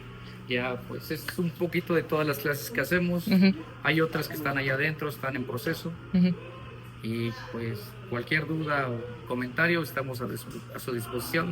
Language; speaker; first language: Spanish; native; Spanish